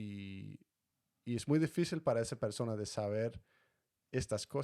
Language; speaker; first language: Spanish; non-native, fluent; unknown